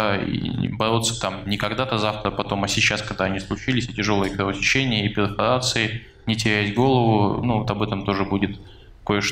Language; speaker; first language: Russian; native; Russian